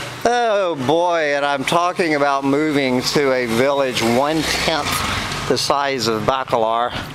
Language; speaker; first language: English; native; English